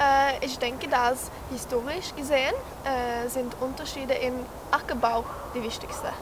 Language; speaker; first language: German; non-native, learner; Norwegian